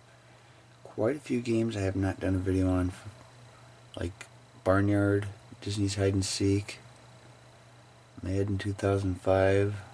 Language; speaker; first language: English; native; English